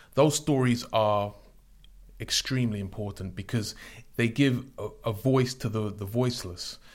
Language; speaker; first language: English; native; English